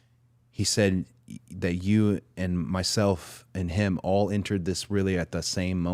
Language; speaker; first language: English; native; English